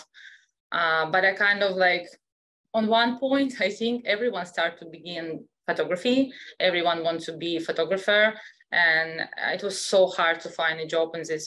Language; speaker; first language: English; non-native, fluent; Russian